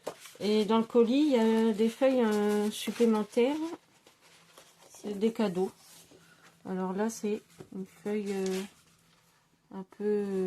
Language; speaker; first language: French; native; French